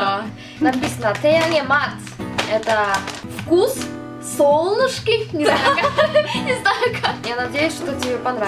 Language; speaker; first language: Russian; non-native, learner; Korean